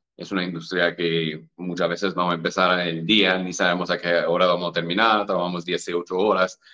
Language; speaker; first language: Spanish; non-native, fluent; English